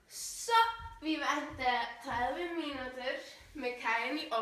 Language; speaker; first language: Danish; non-native, learner; Norwegian